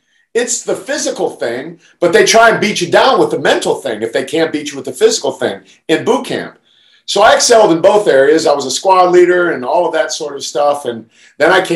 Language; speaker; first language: English; native; English